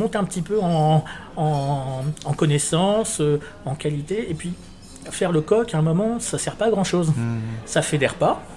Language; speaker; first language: French; native; French